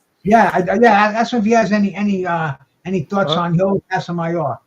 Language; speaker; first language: English; native; English